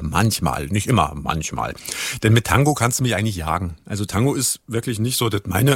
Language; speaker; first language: German; native; German